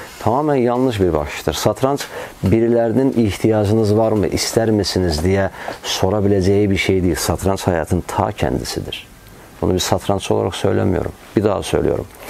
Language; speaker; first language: Turkish; non-native, fluent; Azerbaijani